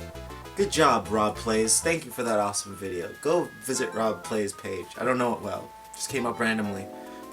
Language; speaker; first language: English; native; English